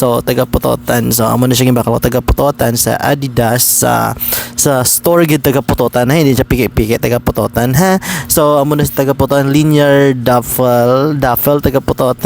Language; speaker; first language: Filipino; non-native, local second language; Hiligaynon